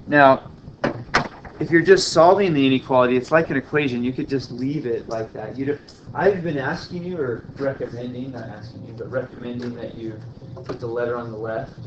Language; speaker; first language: English; native; English